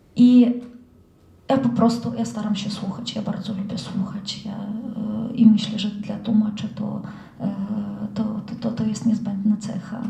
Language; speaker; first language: Polish; non-native, fluent; Russian